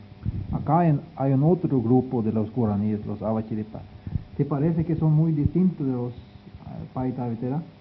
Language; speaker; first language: Spanish; non-native, fluent; Norwegian